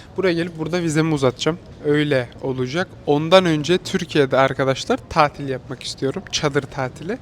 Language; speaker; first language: Turkish; native; Turkish